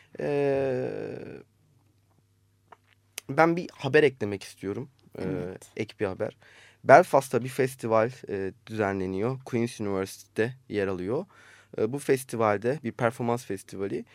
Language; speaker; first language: Turkish; native; Turkish